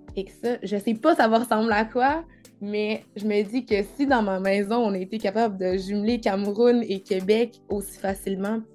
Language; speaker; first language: French; native; French